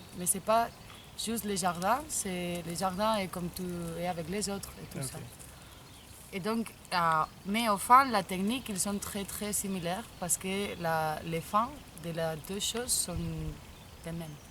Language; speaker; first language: French; non-native, fluent; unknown